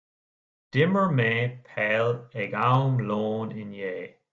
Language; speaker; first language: Irish; non-native, local second language; English